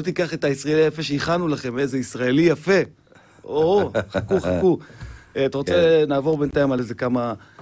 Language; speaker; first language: Hebrew; native; Hebrew